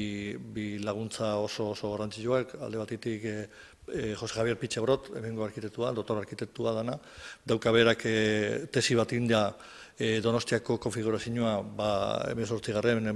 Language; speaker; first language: Basque; native; Basque